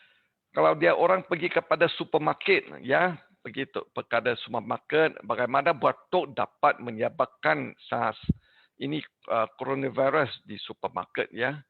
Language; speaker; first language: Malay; non-native, learner; English